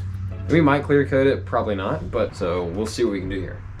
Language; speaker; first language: English; native; English